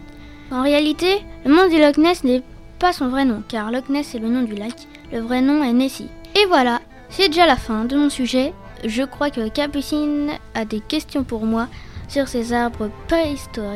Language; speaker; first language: French; native; French